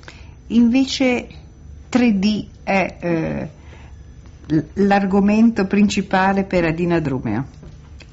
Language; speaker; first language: Italian; native; Italian